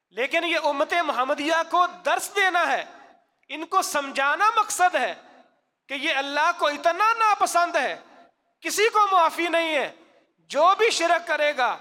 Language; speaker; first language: Urdu; non-native, local second language; Punjabi